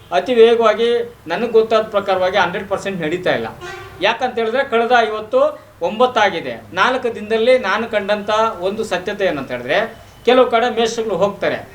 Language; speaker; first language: Kannada; native; Kannada